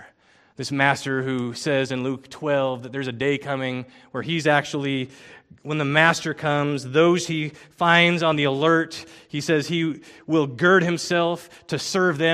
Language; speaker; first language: English; native; English